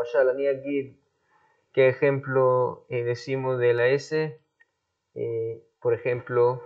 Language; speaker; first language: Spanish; non-native, fluent; Hebrew